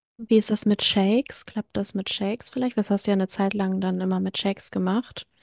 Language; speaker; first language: German; early bilingual, other home language; French